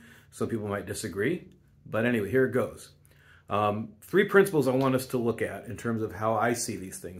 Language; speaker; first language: English; native; English